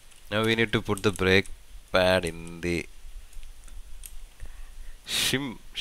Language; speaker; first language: English; non-native, local second language; Malayalam